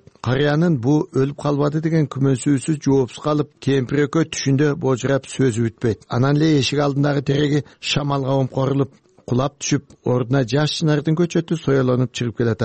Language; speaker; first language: Kyrgyz; native; Kyrgyz